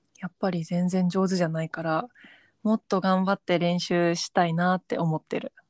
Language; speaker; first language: Japanese; native; Japanese